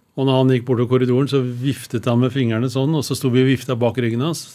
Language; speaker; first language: Norwegian; native; Norwegian